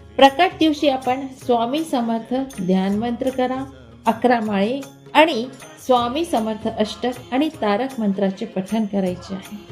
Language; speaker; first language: Marathi; non-native, local second language; Hindi